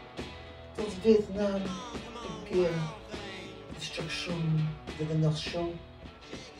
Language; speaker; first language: French; non-native, learner; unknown